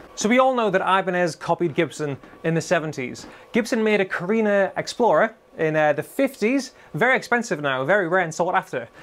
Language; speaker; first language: English; native; English